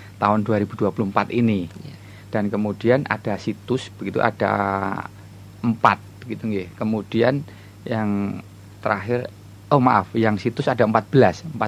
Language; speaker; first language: Indonesian; native; Indonesian